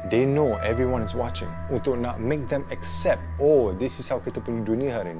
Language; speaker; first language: English; non-native, local second language; Malay